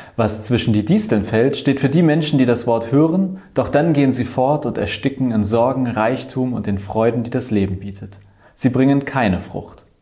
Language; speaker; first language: German; native; German